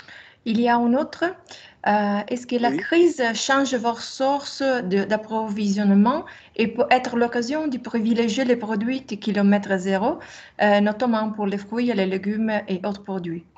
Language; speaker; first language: French; non-native, learner; Italian